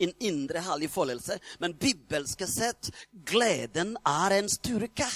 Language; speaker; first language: Norwegian; non-native, fluent; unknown